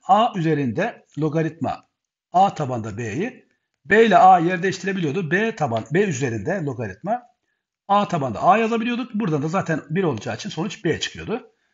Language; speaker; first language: Turkish; native; Turkish